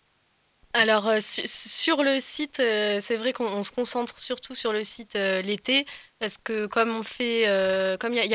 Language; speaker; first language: French; native; French